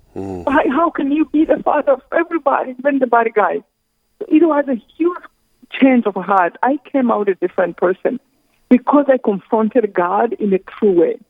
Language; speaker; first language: English; non-native, local second language; Kinyarwanda